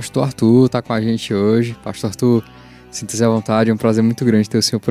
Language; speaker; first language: Portuguese; native; Portuguese